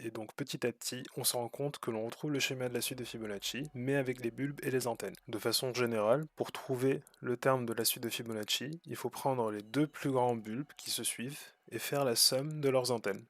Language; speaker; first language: French; native; French